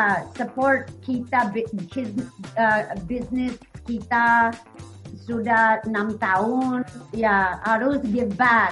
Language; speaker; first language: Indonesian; non-native, learner; English